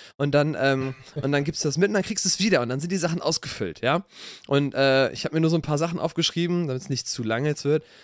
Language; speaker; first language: German; native; German